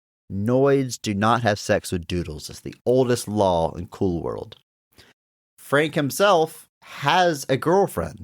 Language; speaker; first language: English; native; English